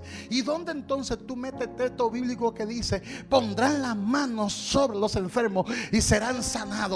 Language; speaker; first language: Spanish; native; Spanish